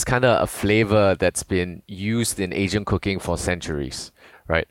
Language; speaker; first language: English; native; English